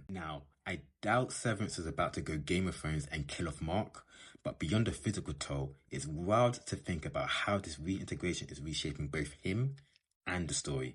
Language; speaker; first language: English; native; English